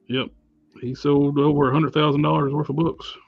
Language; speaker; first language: English; native; English